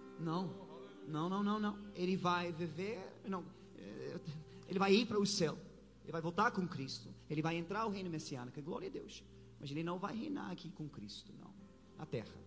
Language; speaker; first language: Portuguese; non-native, fluent; English